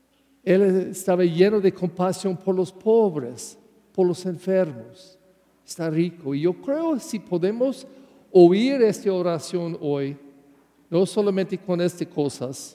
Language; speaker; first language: Spanish; non-native, learner; English